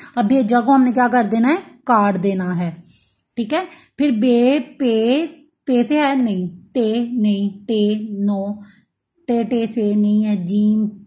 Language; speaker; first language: Urdu; non-native, local second language; Punjabi